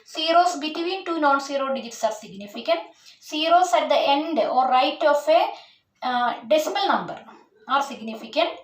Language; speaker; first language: English; non-native, local second language; Malayalam